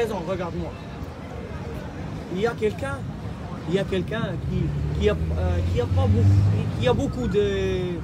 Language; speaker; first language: French; non-native, learner; Arabic